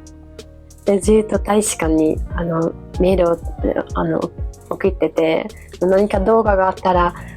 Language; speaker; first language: Japanese; non-native, fluent; Dutch